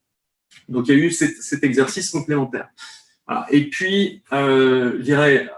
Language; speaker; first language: French; native; French